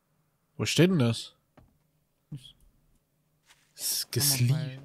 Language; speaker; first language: German; native; German